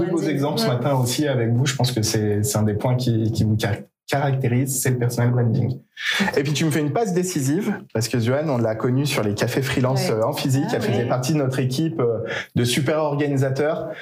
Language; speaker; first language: French; native; French